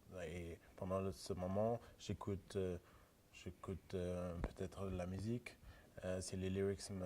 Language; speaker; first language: French; non-native, local second language; Luxembourgish